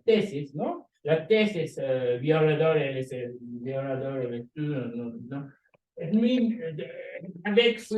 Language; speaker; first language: French; non-native, fluent; Japanese